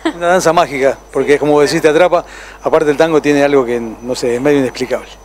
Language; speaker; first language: Spanish; native; Spanish